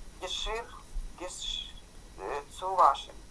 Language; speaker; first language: German; non-native, learner; Ukrainian